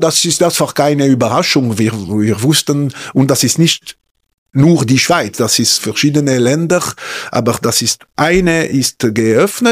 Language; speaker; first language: German; non-native, local second language; French